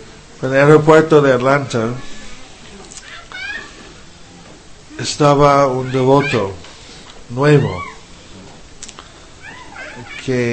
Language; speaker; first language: Spanish; non-native, fluent; English